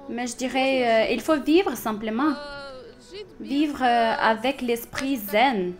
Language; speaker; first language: French; non-native, fluent; Russian